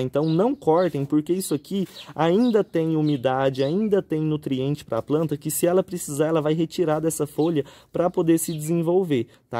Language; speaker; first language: Portuguese; native; Portuguese